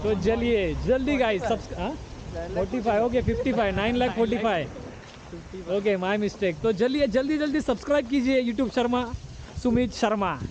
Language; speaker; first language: Hindi; non-native, local second language; Marathi